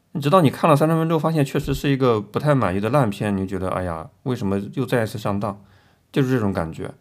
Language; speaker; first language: Chinese; native; Chinese